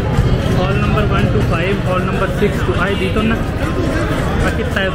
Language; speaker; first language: Filipino; non-native, learner; Hindi